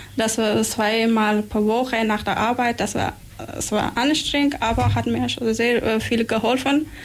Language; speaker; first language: German; non-native, fluent; Persian